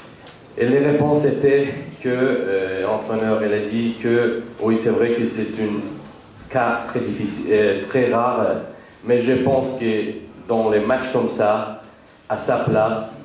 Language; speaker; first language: French; non-native, learner; Azerbaijani